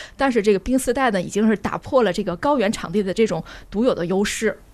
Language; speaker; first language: Chinese; native; Chinese